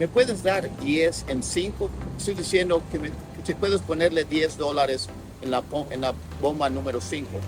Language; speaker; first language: Spanish; native; Spanish